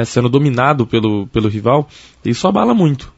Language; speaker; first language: Portuguese; native; Portuguese